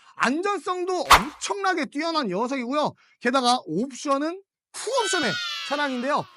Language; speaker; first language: Korean; native; Korean